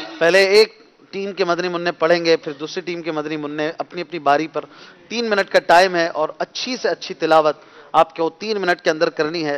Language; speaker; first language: Urdu; native; Urdu